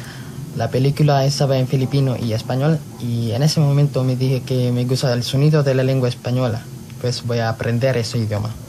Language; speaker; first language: Spanish; non-native, fluent; Filipino